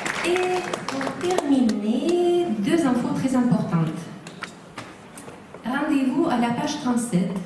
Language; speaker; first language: French; non-native, fluent; Russian